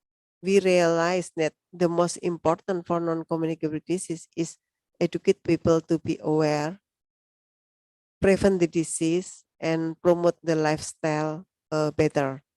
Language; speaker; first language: English; non-native, learner; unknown